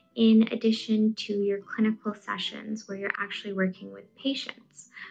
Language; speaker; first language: English; native; English